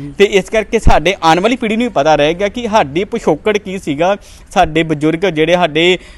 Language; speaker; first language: Punjabi; native; Punjabi